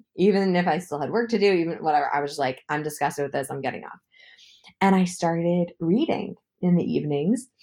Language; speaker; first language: English; native; English